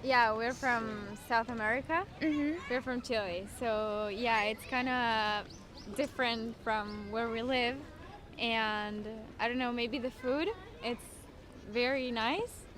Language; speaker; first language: English; non-native, fluent; Spanish